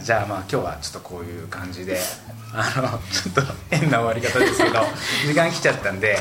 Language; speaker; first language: Japanese; native; Japanese